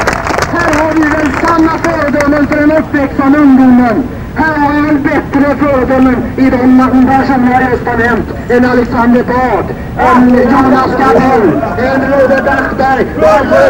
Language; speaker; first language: Swedish; native; Swedish